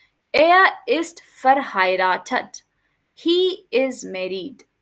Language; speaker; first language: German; non-native, learner; Hindi